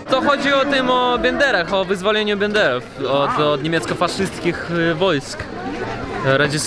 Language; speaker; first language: Polish; non-native, learner; Russian